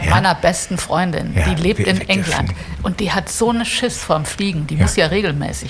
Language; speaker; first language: German; native; German